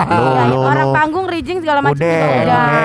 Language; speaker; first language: Indonesian; native; Indonesian